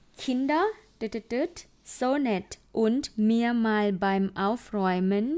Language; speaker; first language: German; non-native, fluent; Thai